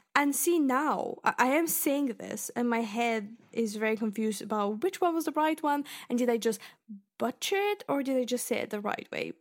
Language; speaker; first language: English; non-native, fluent; Bulgarian